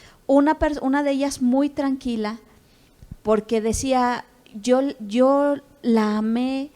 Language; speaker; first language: Spanish; native; Spanish